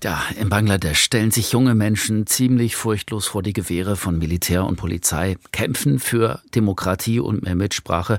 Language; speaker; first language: German; native; German